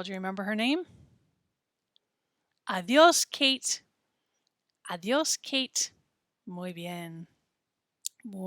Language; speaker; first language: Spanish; non-native, fluent; English